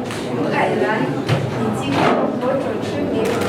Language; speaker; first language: Chinese; non-native, learner; Malagasy